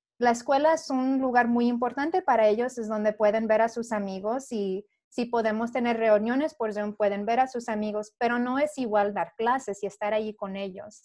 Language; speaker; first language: Spanish; early bilingual, heritage; Spanish